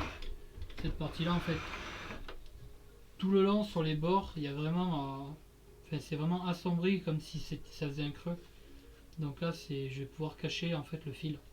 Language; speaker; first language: French; native; French